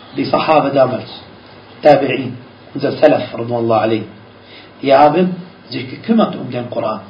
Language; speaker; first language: German; non-native, fluent; Arabic